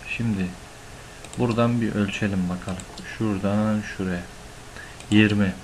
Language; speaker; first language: Turkish; native; Turkish